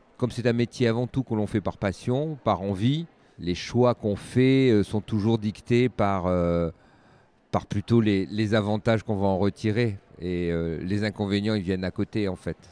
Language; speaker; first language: French; native; French